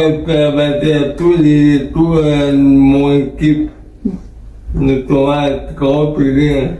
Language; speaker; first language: French; non-native, learner; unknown